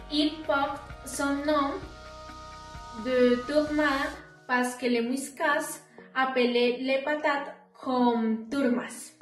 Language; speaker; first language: French; non-native, learner; Spanish